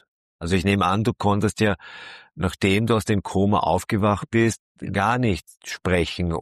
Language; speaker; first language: German; native; German